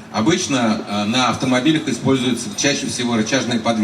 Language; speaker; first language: Russian; native; Russian